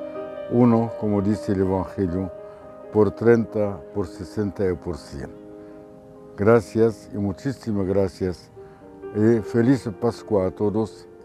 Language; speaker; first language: Spanish; non-native, fluent; Arabic